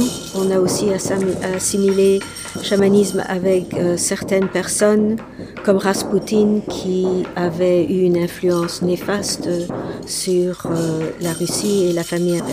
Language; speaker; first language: French; non-native, fluent; English